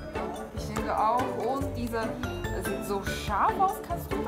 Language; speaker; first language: German; non-native, learner; Chinese